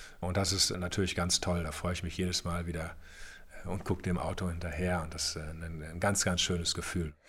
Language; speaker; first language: German; native; German